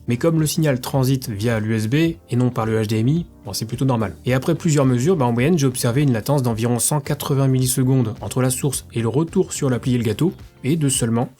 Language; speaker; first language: French; native; French